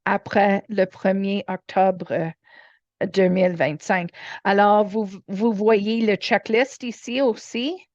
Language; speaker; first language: French; non-native, learner; English